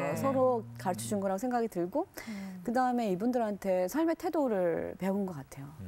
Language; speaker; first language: Korean; native; Korean